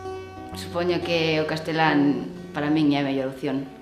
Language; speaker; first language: Galician; non-native, local second language; Spanish